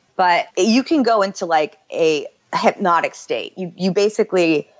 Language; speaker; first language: English; native; English